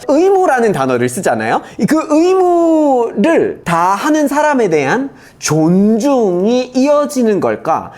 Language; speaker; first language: Korean; non-native, fluent; English